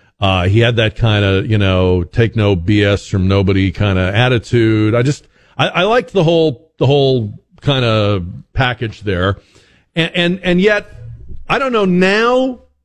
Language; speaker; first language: English; native; English